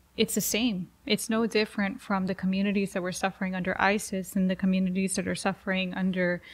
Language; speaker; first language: English; early bilingual, other home language; Spanish